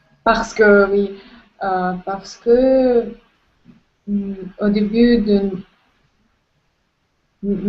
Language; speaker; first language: French; non-native, learner; Russian